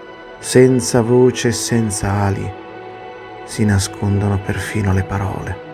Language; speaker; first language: Italian; native; Italian